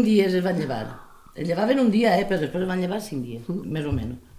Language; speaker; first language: Catalan; native; Catalan